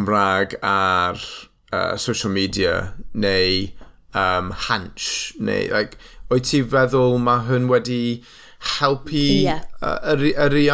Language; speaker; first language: Welsh; non-native, local second language; English